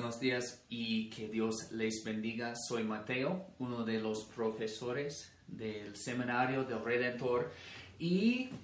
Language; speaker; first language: Spanish; non-native, fluent; English